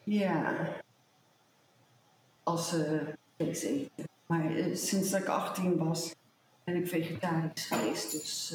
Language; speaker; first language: Dutch; early bilingual, heritage; Dutch